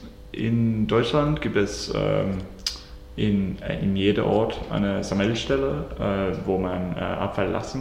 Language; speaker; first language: German; non-native, learner; English